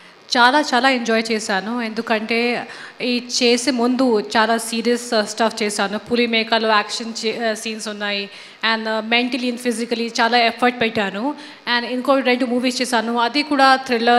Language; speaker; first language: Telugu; non-native, fluent; Hindi